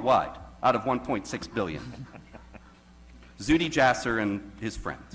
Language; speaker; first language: English; native; English